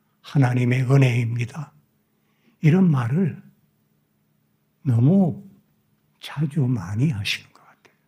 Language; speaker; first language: Korean; native; Korean